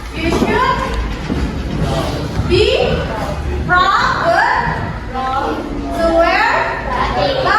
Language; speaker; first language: English; non-native, fluent; Indonesian